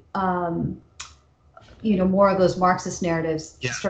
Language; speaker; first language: English; native; English